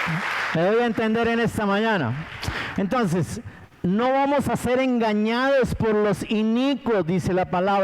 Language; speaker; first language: Spanish; native; Spanish